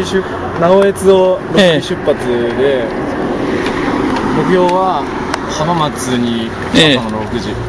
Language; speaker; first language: Japanese; native; Japanese